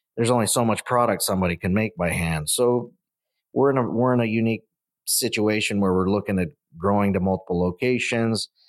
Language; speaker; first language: English; native; English